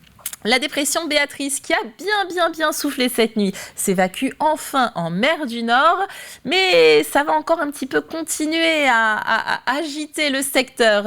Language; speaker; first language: French; native; French